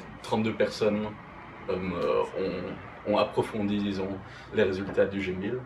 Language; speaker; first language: French; native; French